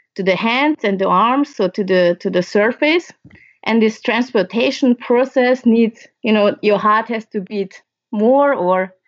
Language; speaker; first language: English; early bilingual, other home language; Hungarian